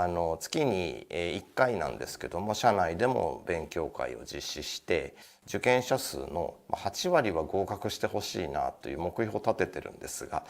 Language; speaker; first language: Japanese; native; Japanese